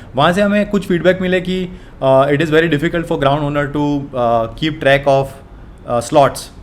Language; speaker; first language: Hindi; non-native, local second language; Gujarati